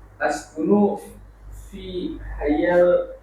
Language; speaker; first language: Arabic; non-native, learner; Indonesian